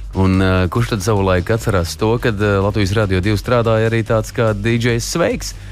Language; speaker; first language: Latvian; native; Latvian